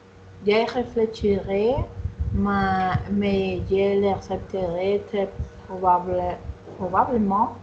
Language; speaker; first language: French; non-native, learner; Spanish